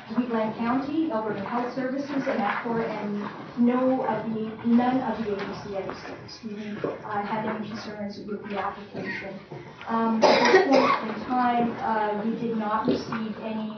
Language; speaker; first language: English; native; English